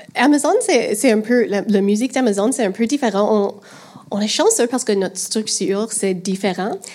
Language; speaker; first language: French; non-native, fluent; English